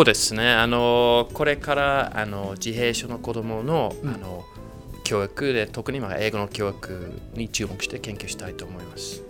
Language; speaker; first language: Japanese; non-native, fluent; English